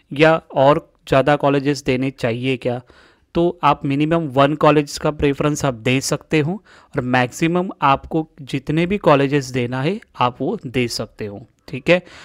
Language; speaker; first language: Hindi; non-native, local second language; Marathi